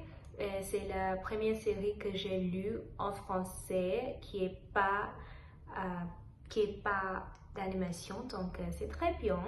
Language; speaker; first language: French; non-native, learner; Telugu